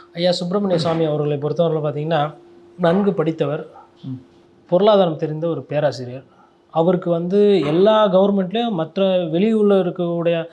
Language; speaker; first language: Tamil; native; Tamil